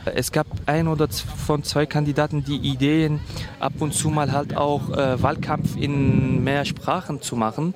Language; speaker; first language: German; non-native, fluent; Kurdish